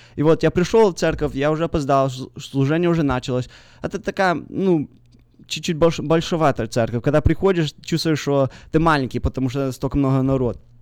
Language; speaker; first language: Russian; early bilingual, heritage; Russian